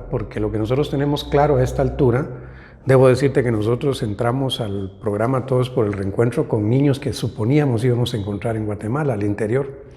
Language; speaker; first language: Spanish; native; Spanish